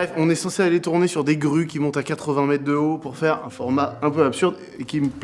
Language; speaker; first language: French; native; French